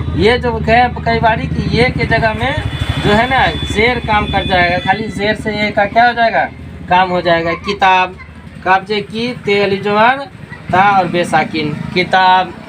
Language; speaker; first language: Hindi; native; Hindi